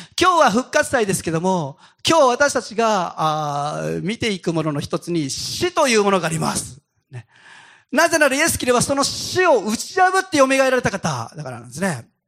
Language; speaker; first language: Japanese; native; Japanese